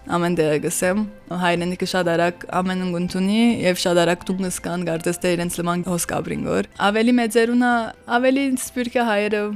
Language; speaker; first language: Armenian; early bilingual, heritage; Armenian